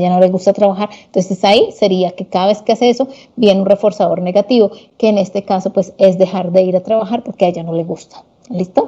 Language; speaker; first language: Spanish; native; Spanish